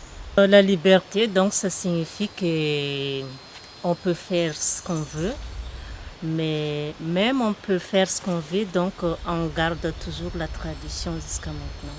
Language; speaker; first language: French; non-native, local second language; Malagasy